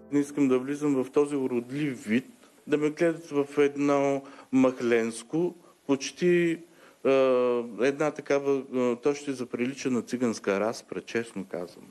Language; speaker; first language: Bulgarian; native; Bulgarian